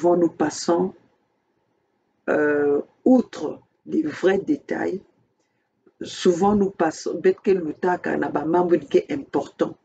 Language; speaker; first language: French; non-native, local second language; Kongo